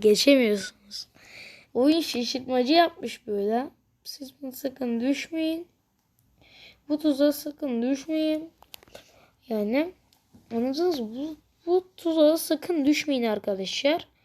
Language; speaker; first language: Turkish; native; Turkish